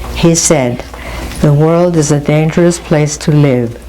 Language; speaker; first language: English; early bilingual, other home language; German